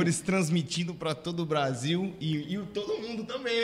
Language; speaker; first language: Portuguese; native; Portuguese